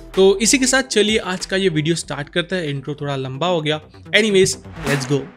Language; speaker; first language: Hindi; non-native, local second language; Marathi